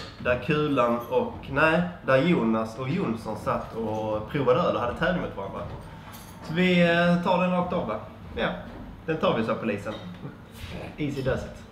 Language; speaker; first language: Swedish; native; Swedish